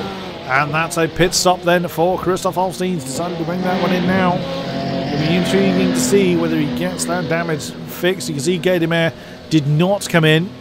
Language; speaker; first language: English; native; English